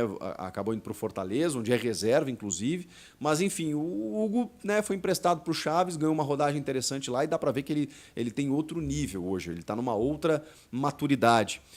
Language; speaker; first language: Portuguese; native; Portuguese